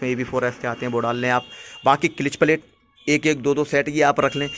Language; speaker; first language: Hindi; native; Hindi